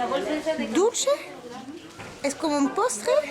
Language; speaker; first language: Spanish; non-native, learner; French